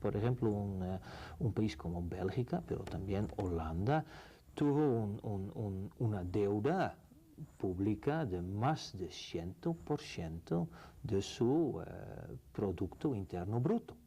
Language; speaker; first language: Spanish; non-native, fluent; Dutch